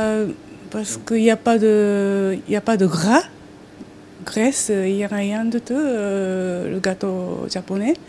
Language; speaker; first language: French; non-native, learner; Japanese